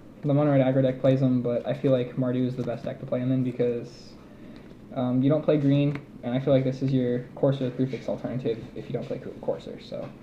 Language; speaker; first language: English; native; English